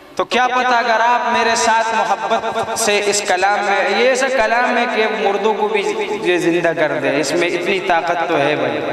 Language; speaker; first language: Urdu; non-native, local second language; Pashto